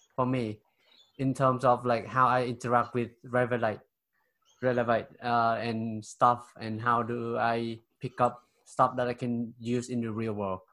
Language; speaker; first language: English; non-native, fluent; Vietnamese